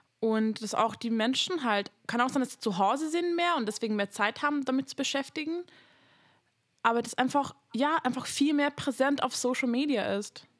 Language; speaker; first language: German; non-native, fluent; Hungarian